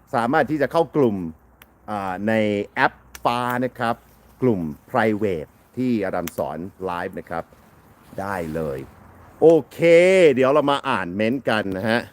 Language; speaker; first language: Thai; non-native, fluent; English